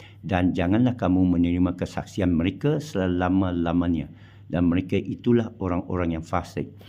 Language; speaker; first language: Malay; non-native, local second language; Min Nan Chinese